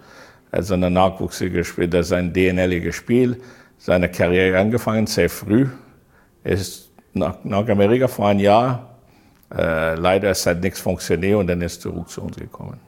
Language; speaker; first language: German; non-native, learner; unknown